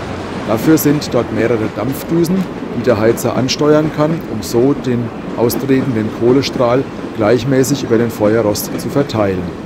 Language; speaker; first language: German; native; German